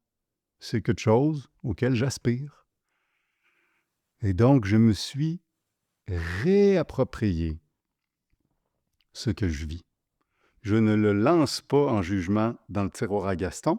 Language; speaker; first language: French; native; French